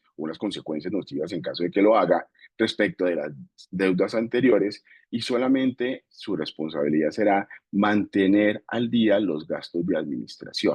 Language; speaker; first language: Spanish; native; Spanish